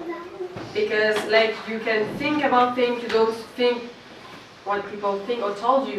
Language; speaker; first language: English; non-native, fluent; French